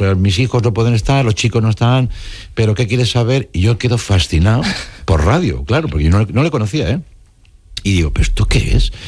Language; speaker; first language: Spanish; non-native, local second language; Catalan